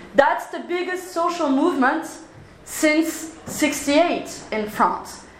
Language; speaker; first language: Portuguese; early bilingual, heritage; French